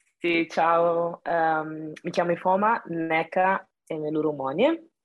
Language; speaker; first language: Italian; early bilingual, other home language; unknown